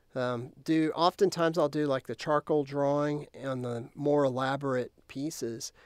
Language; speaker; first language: English; native; English